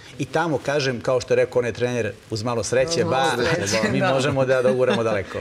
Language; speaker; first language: Serbian; native; Serbian